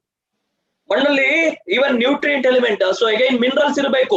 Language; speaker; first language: Kannada; native; Kannada